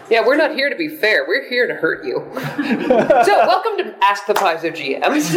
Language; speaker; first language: English; native; English